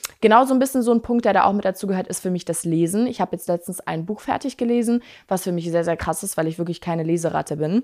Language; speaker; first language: German; native; German